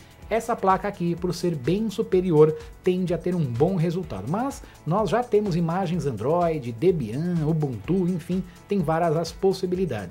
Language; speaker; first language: Portuguese; native; Portuguese